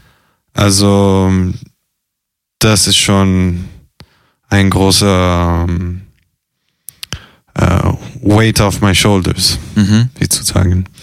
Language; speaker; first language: German; non-native, fluent; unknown